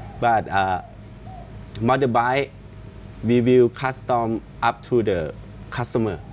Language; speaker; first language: English; non-native, learner; Thai